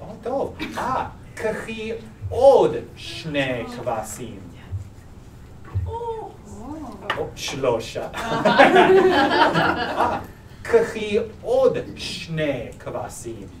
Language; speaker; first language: Hebrew; non-native, fluent; English